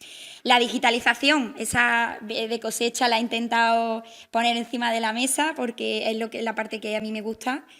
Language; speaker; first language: Spanish; native; Spanish